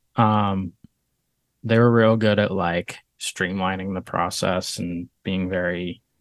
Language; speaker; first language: English; native; English